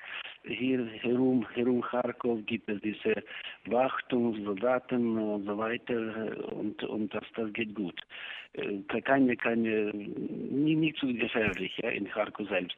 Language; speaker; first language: German; non-native, learner; Ukrainian